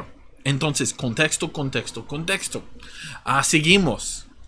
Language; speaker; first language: Spanish; non-native, fluent; English